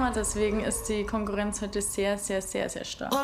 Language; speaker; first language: German; native; German